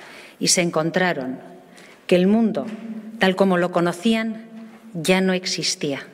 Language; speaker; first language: Spanish; native; Spanish